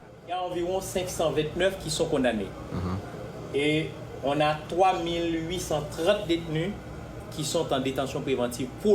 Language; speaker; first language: French; non-native, local second language; Haitian Creole